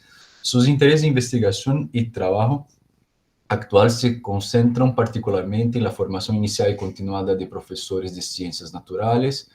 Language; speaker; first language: Spanish; non-native, learner; Portuguese